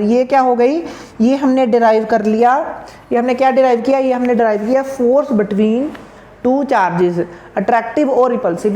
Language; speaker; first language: Hindi; non-native, local second language; Punjabi